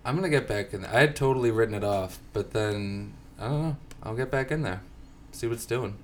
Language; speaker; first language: English; native; English